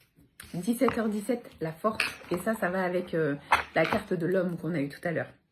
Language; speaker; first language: French; native; French